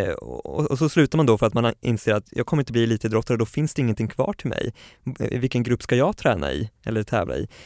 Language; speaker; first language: Swedish; native; Swedish